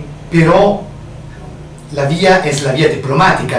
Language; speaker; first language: Spanish; non-native, fluent; Italian